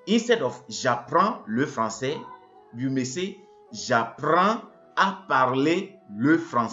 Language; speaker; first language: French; non-native, fluent; English